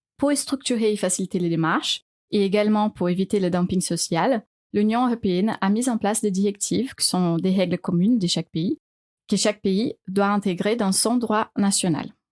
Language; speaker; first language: French; non-native, fluent; Portuguese